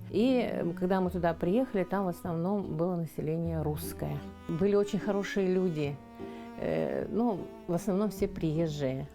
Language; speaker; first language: Russian; non-native, local second language; Yakut